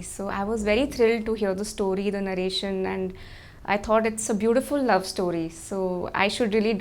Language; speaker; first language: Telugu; non-native, learner; Hindi